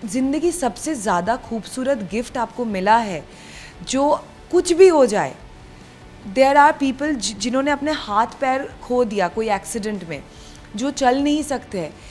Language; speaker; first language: Hindi; non-native, local second language; Bangla